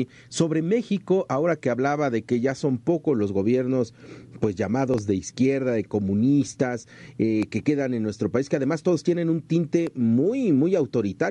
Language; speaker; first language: Spanish; native; Spanish